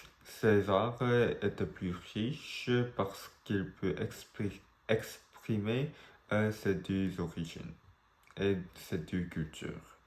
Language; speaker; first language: French; non-native, learner; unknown